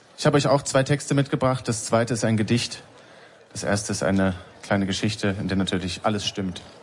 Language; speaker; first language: German; native; German